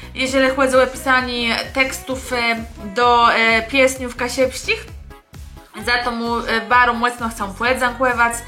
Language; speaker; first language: Polish; non-native, local second language; Kashubian